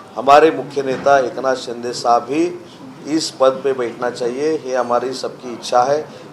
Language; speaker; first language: Hindi; non-native, local second language; Marathi